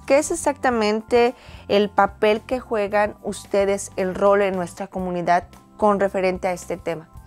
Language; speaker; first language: Spanish; native; Spanish